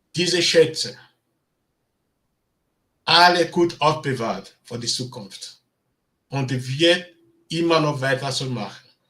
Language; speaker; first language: German; non-native, learner; Bini